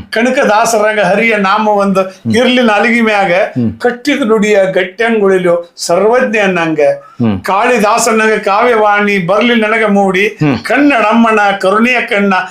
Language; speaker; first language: Kannada; native; Kannada